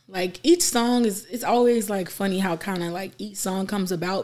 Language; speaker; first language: English; native; English